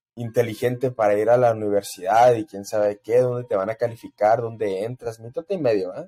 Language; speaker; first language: Spanish; early bilingual, heritage; Spanish